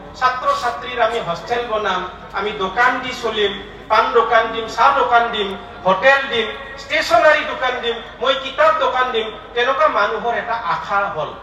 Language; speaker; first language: Assamese; non-native, local second language; Bodo